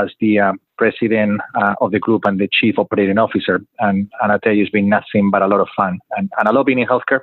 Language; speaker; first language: English; non-native, fluent; Spanish